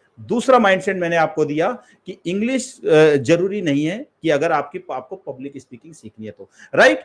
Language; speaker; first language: Hindi; native; Hindi